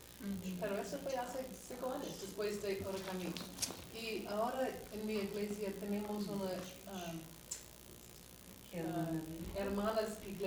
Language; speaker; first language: Spanish; non-native, learner; English